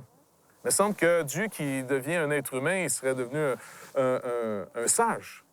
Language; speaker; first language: French; native; French